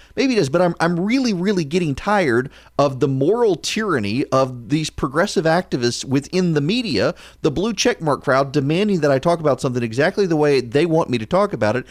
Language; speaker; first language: English; native; English